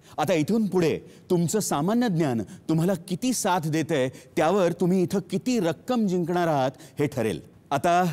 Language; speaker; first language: Marathi; native; Marathi